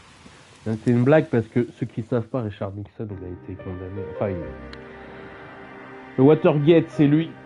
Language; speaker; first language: French; native; French